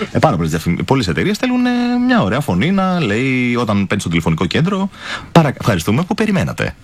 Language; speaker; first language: Greek; native; Greek